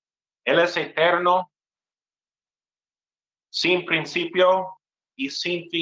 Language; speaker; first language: Spanish; non-native, fluent; English